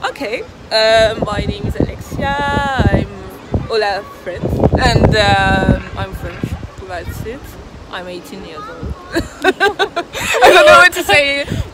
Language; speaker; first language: English; non-native, fluent; French